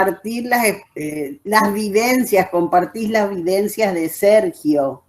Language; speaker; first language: Spanish; native; Spanish